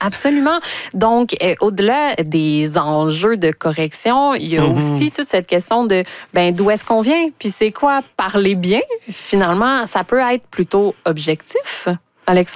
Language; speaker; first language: French; native; French